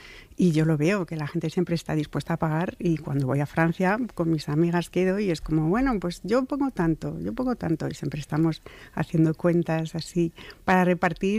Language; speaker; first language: Spanish; non-native, fluent; French